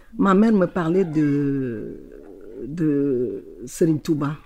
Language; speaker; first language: French; non-native, local second language; Wolof